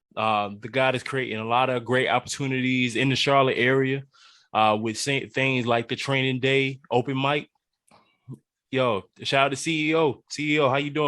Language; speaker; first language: English; native; English